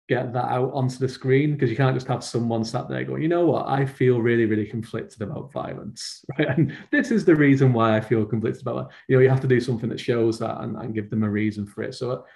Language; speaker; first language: English; native; English